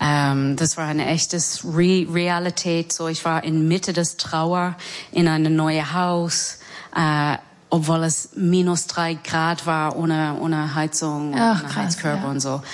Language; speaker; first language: German; non-native, fluent; English